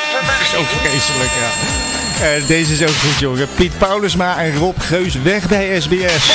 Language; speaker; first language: Dutch; native; Dutch